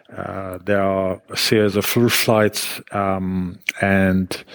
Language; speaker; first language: English; non-native, fluent; Hebrew